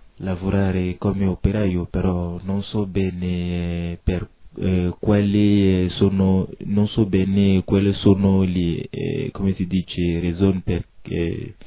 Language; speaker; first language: Italian; non-native, learner; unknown